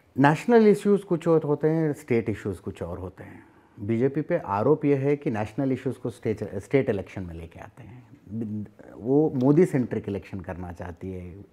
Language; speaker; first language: Hindi; non-native, local second language; Kannada